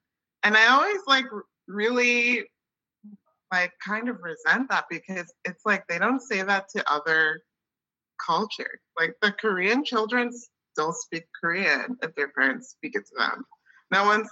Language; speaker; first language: English; early bilingual, other home language; Akan